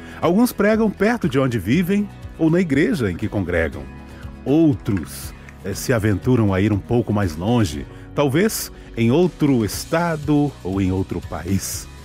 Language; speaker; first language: Portuguese; native; Portuguese